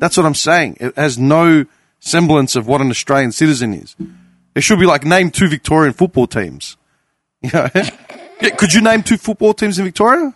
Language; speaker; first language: English; early bilingual, other home language; Greek